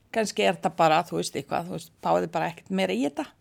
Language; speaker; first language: Icelandic; non-native, fluent; Bosnian